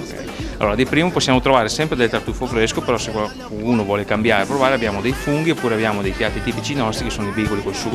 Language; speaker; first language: Italian; native; Italian